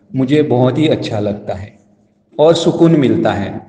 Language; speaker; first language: Hindi; non-native, local second language; Konkani